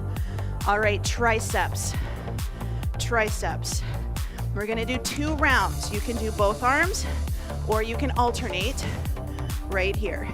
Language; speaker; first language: English; native; English